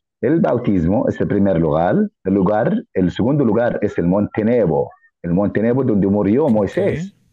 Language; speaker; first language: Spanish; non-native, fluent; Arabic